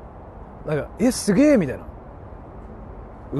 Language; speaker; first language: Japanese; native; Japanese